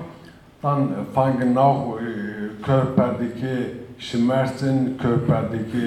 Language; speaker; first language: German; non-native, fluent; Turkish